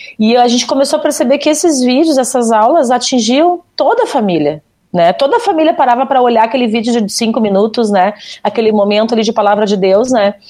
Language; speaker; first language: Portuguese; native; Portuguese